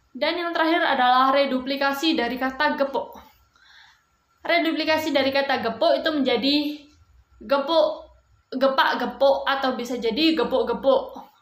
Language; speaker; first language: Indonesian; non-native, local second language; Javanese